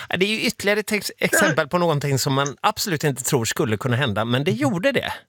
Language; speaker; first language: Swedish; native; Swedish